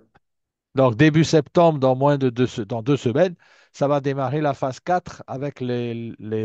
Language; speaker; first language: French; native; French